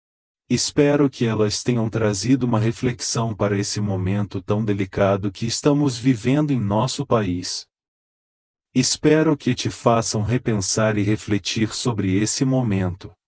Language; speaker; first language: Portuguese; native; Portuguese